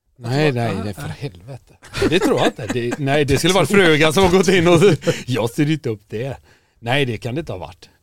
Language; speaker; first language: Swedish; native; Swedish